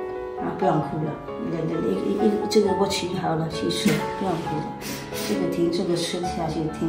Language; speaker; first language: Chinese; native; Chinese